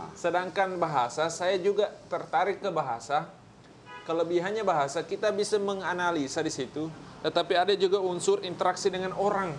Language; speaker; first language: Indonesian; non-native, fluent; English